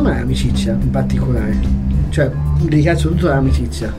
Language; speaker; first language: Italian; native; Italian